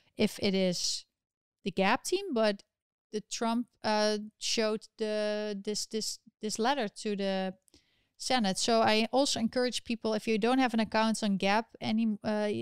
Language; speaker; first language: English; non-native, fluent; Dutch